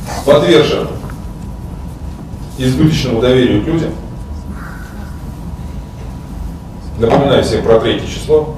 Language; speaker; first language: Russian; native; Russian